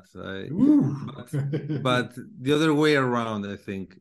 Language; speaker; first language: English; non-native, learner; Spanish